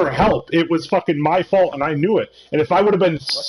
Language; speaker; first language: English; native; English